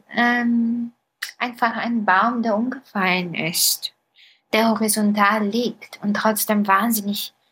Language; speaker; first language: German; non-native, fluent; Bulgarian